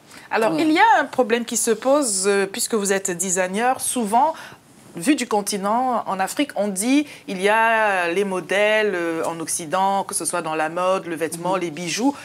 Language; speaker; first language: French; native; French